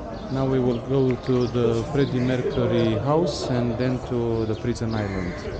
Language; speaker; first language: English; non-native, fluent; Romanian